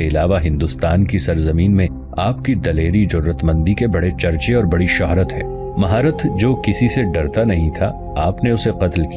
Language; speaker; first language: Urdu; native; Urdu